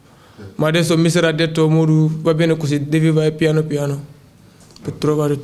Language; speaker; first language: Italian; non-native, learner; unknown